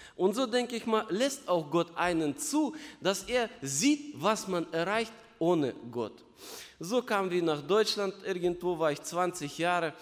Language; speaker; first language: German; non-native, fluent; Russian